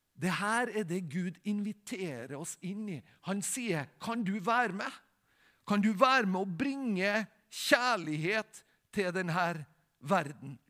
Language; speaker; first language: Norwegian; native; Norwegian